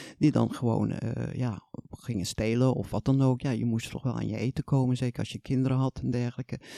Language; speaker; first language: Dutch; native; Dutch